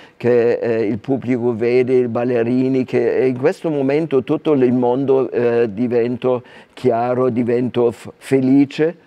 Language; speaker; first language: Italian; non-native, fluent; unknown